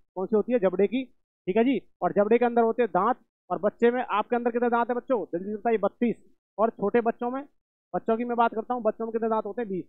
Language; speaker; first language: Hindi; native; Hindi